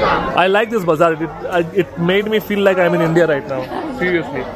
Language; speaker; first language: English; non-native, local second language; Hindi